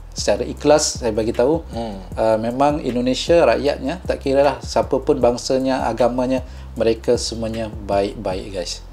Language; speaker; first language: Malay; native; Malay